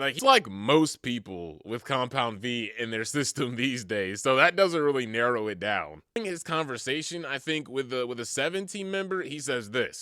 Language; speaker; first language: English; native; English